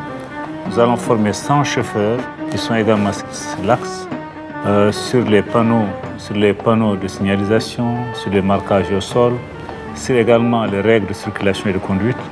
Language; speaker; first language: French; native; French